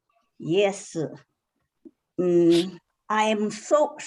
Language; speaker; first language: English; non-native, learner; Chinese